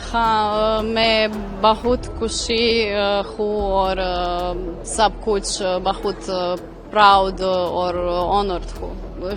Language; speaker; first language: Hindi; non-native, learner; Croatian